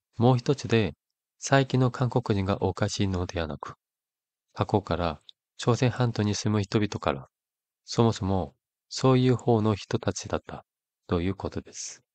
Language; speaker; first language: Japanese; non-native, fluent; Korean